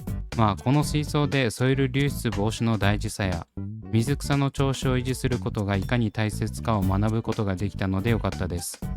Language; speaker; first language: Japanese; native; Japanese